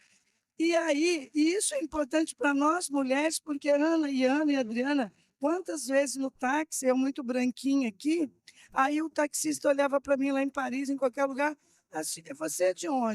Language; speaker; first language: Portuguese; native; Portuguese